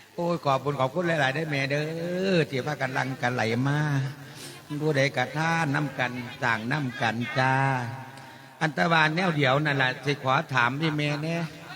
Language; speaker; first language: Thai; native; Thai